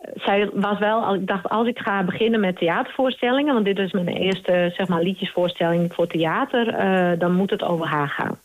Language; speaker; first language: Dutch; non-native, local second language; Western Frisian